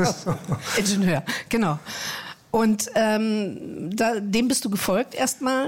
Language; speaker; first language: German; native; German